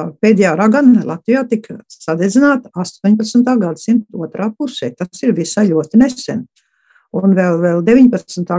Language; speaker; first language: Latvian; early bilingual, heritage; Latvian